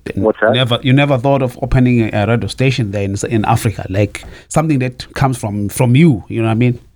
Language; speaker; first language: English; non-native, fluent; Zulu